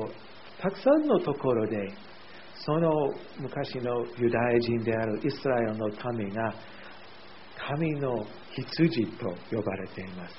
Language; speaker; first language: Japanese; non-native, fluent; English